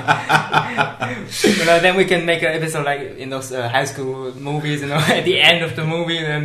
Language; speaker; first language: English; non-native, fluent; Chinese